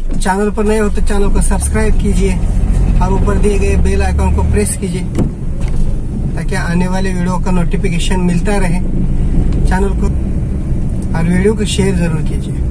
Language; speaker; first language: Hindi; non-native, local second language; Marathi